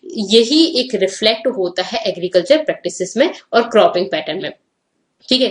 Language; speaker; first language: Hindi; native; Hindi